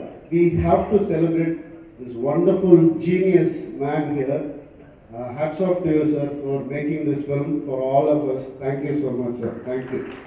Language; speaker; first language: English; non-native, local second language; Tamil